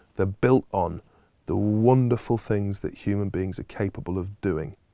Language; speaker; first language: English; native; English